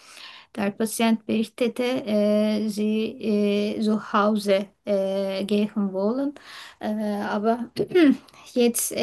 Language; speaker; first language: German; non-native, learner; Turkish